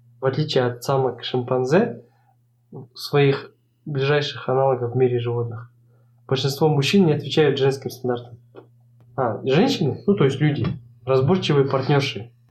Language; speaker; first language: Russian; non-native, local second language; Kazakh